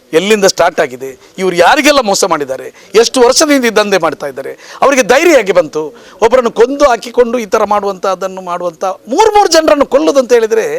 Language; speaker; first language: Kannada; native; Kannada